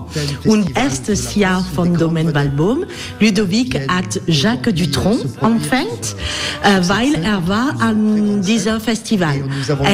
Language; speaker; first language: German; non-native, learner; French